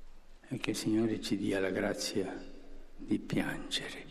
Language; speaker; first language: Italian; non-native, fluent; Spanish